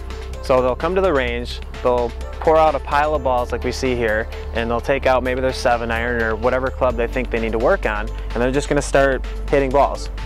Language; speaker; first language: English; native; English